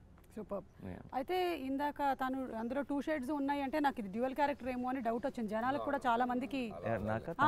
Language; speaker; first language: Telugu; native; Telugu